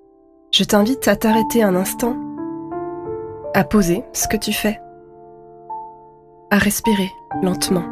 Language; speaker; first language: French; native; French